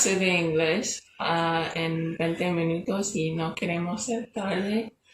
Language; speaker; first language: Spanish; non-native, learner; English